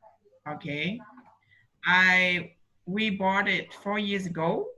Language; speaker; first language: English; non-native, learner; Vietnamese